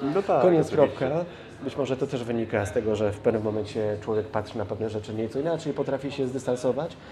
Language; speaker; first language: Polish; early bilingual, other home language; Spanish